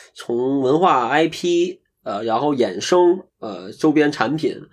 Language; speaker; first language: Chinese; native; Chinese